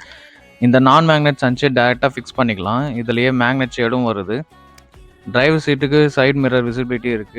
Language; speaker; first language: Tamil; native; Tamil